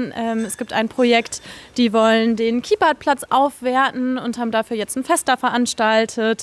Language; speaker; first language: German; native; German